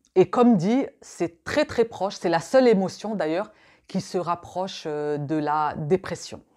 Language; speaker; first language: French; native; French